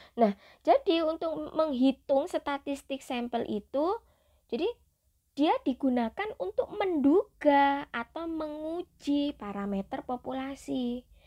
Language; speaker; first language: Indonesian; native; Indonesian